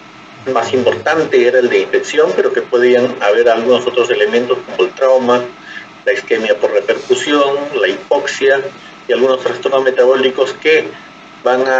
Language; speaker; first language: Spanish; native; Spanish